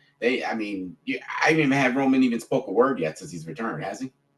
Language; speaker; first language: English; native; English